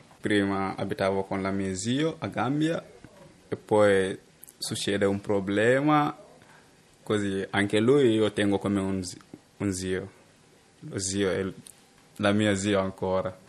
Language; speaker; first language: Italian; non-native, learner; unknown